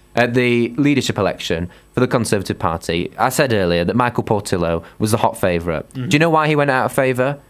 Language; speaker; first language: English; native; English